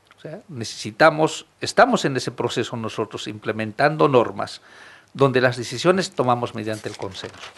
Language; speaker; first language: Spanish; non-native, local second language; Aymara